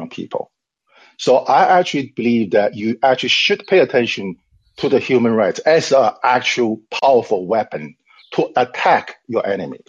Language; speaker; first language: English; non-native, fluent; Chinese